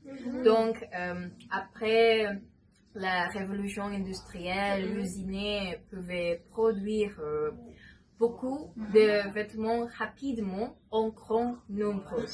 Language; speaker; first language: French; non-native, learner; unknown